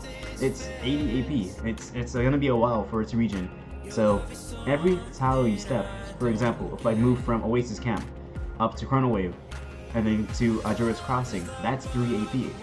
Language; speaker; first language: English; native; English